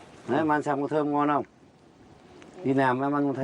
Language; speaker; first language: Vietnamese; native; Vietnamese